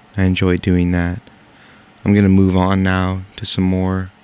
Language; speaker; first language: English; native; English